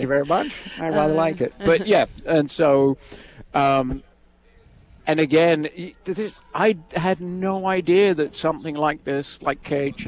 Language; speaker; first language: English; native; English